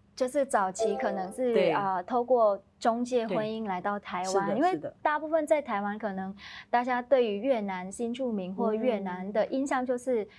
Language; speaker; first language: Chinese; non-native, fluent; Vietnamese